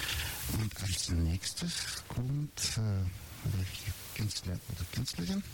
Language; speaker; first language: German; non-native, learner; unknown